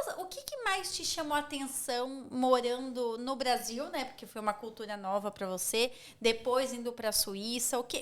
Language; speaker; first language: Portuguese; native; Portuguese